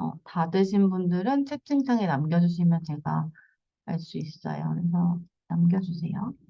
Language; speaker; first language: Korean; native; Korean